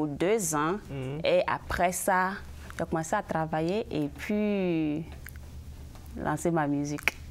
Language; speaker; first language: French; early bilingual, other home language; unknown